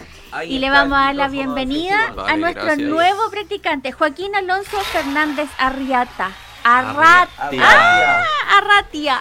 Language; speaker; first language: Spanish; native; Spanish